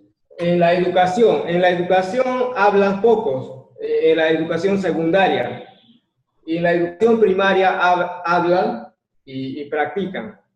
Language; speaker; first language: Spanish; non-native, local second language; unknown